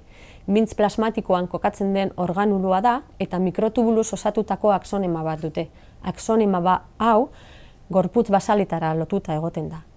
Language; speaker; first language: Basque; non-native, local second language; Spanish